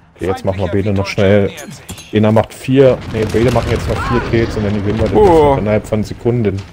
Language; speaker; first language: German; native; German